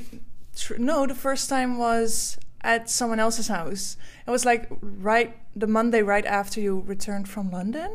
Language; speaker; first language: English; non-native, fluent; Dutch